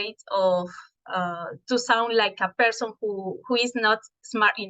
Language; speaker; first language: English; non-native, fluent; Spanish